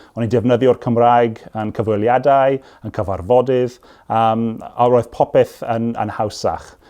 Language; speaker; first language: Welsh; non-native, local second language; English